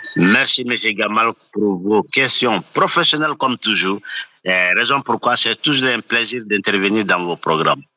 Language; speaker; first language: French; non-native, local second language; Bambara